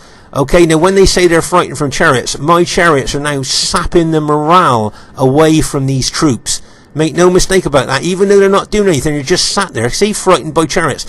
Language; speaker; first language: English; native; English